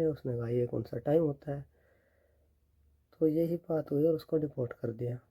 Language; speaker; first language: Hindi; native; Hindi